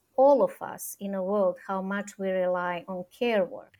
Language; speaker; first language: English; non-native, fluent; Serbian